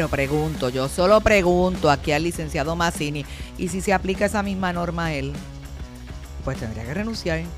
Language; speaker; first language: Spanish; native; Spanish